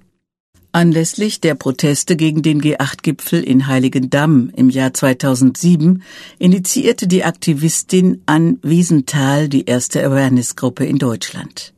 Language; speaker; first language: German; native; German